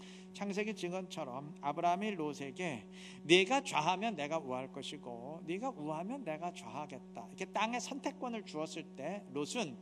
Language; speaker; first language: Korean; native; Korean